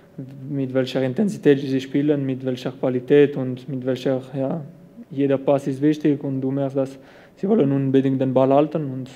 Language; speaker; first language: German; non-native, local second language; French